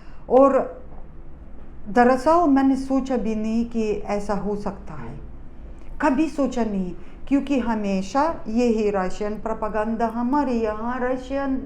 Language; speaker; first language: Hindi; non-native, fluent; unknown